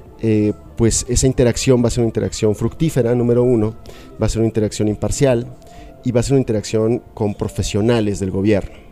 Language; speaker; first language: Spanish; native; Spanish